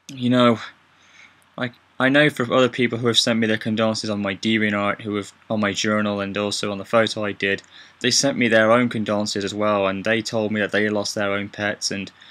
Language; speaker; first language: English; native; English